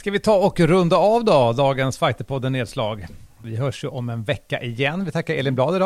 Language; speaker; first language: Swedish; native; Swedish